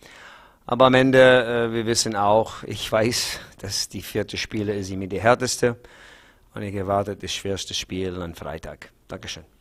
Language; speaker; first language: German; non-native, learner; English